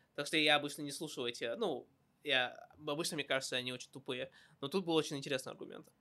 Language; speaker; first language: Russian; early bilingual, heritage; Russian